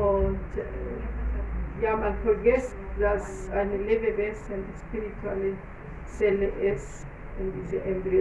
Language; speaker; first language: German; non-native, fluent; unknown